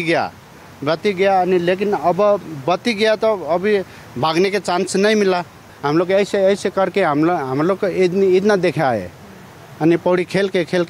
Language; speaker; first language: Hindi; non-native, learner; Nepali